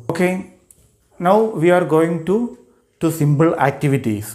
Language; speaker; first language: English; non-native, local second language; Malayalam